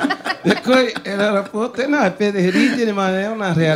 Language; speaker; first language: Italian; non-native, fluent; Portuguese